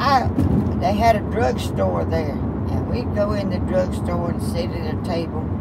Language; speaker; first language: English; native; English